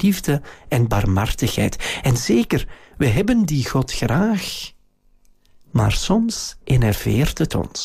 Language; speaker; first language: Dutch; native; Dutch